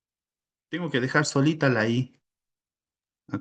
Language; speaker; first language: Spanish; native; Spanish